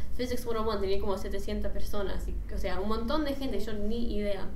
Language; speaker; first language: Spanish; non-native, fluent; English